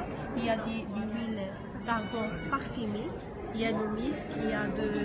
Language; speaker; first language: French; non-native, local second language; Arabic